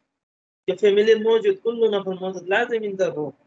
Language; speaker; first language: Arabic; non-native, learner; Bangla